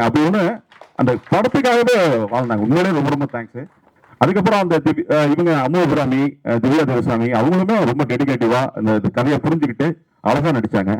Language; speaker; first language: Tamil; native; Tamil